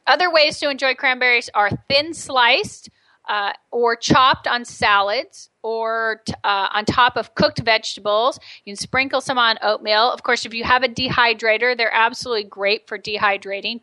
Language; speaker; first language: English; native; English